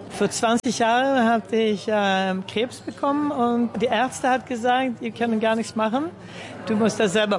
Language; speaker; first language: German; early bilingual, heritage; German